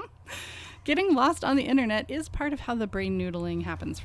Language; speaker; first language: English; native; English